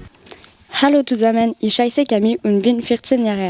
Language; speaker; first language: German; non-native, learner; French